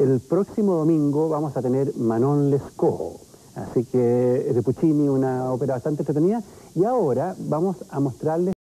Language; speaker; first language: Spanish; native; Spanish